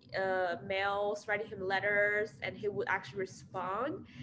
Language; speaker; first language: English; non-native, fluent; Chinese